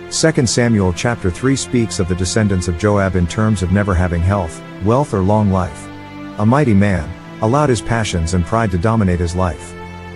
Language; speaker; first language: English; native; English